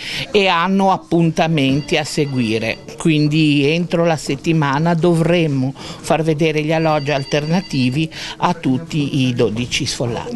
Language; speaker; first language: Italian; native; Italian